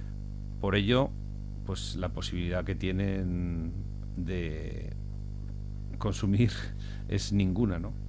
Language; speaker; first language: Spanish; native; Spanish